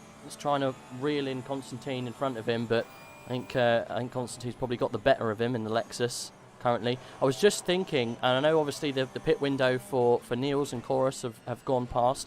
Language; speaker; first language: English; native; English